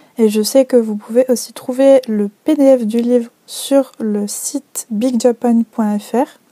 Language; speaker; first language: French; native; French